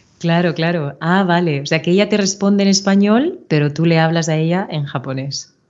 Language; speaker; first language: Spanish; native; Spanish